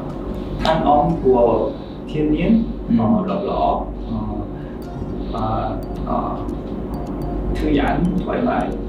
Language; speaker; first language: Vietnamese; non-native, learner; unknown